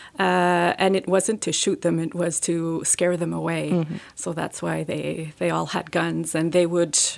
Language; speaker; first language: English; native; English